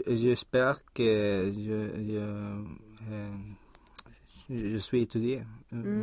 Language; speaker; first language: French; non-native, learner; Spanish